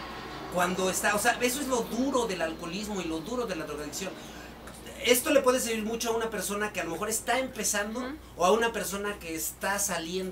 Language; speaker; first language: Spanish; native; Spanish